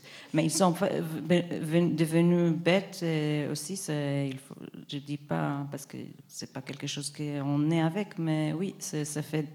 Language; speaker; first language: French; non-native, fluent; Hebrew